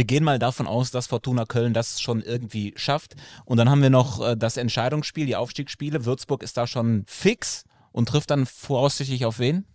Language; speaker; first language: German; native; German